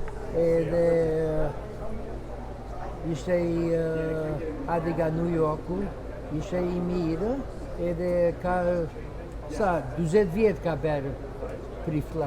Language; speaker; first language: Albanian; early bilingual, heritage; Albanian